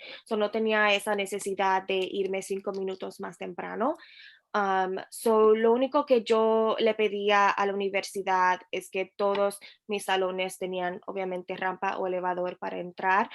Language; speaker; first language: Spanish; early bilingual, heritage; Spanish